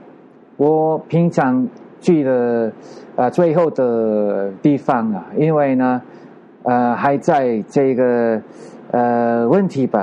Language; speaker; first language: Chinese; non-native, learner; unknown